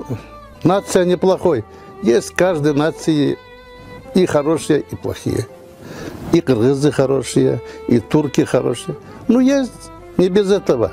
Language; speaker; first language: Russian; non-native, local second language; Turkish